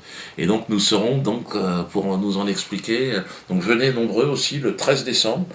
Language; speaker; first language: French; native; French